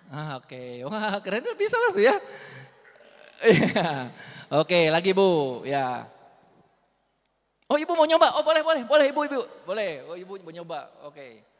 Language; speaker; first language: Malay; non-native, local second language; Sundanese